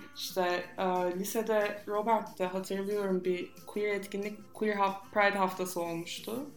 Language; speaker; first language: Turkish; non-native, fluent; English